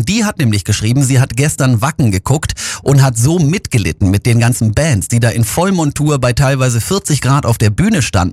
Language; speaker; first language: German; native; German